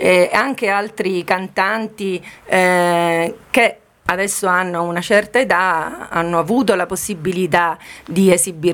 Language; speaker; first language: Italian; native; Italian